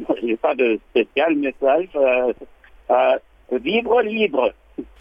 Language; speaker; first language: French; non-native, learner; English